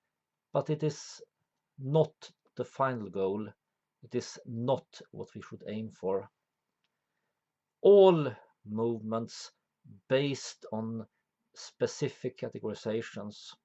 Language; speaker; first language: English; non-native, fluent; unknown